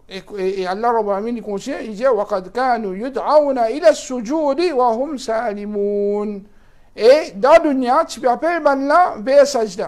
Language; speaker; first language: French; non-native, local second language; Morisyen